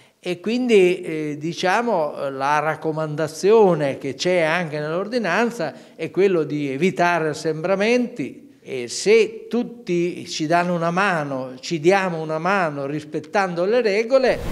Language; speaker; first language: Italian; native; Italian